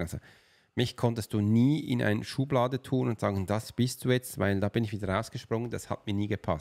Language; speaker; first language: German; native; German